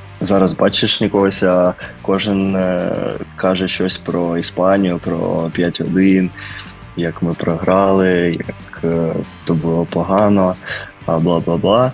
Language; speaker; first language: Ukrainian; early bilingual, heritage; Ukrainian